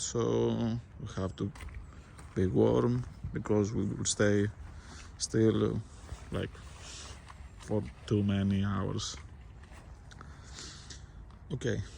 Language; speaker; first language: English; non-native, learner; Greek